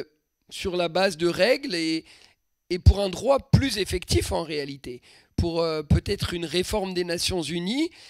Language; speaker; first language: French; native; French